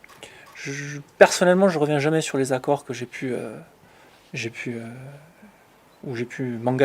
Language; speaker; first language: French; native; French